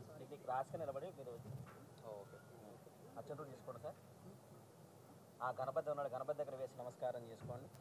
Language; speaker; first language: Telugu; native; Telugu